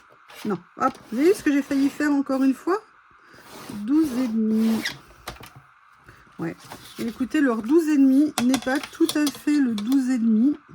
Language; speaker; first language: French; native; French